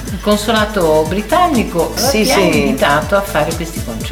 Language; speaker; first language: Italian; native; Italian